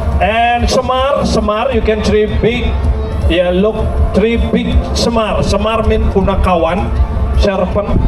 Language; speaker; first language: English; non-native, learner; Indonesian